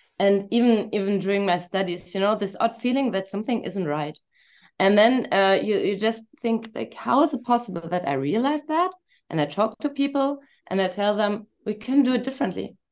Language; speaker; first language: English; non-native, fluent; German